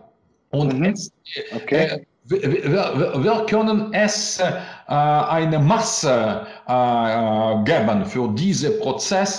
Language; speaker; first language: German; non-native, learner; Russian